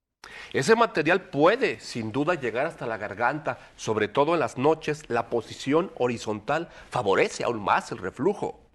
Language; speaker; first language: Spanish; native; Spanish